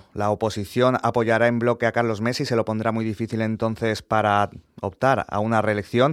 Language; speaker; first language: Spanish; native; Spanish